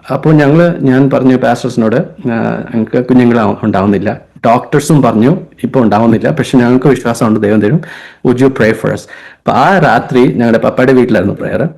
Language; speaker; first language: Malayalam; early bilingual, heritage; Hindi